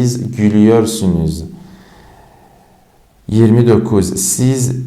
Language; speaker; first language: Turkish; non-native, fluent; Persian